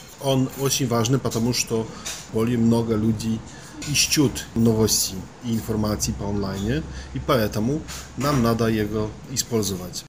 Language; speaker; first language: Russian; non-native, learner; Polish